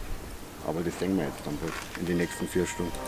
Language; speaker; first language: German; native; German